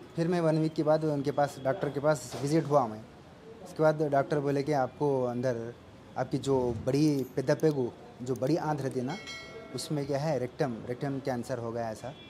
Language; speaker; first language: Hindi; non-native, local second language; Urdu